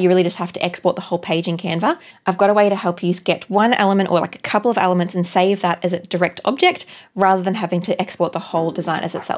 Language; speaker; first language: English; native; English